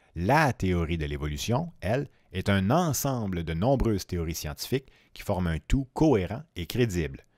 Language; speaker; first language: French; native; French